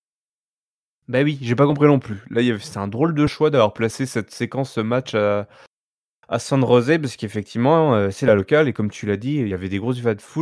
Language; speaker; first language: French; native; French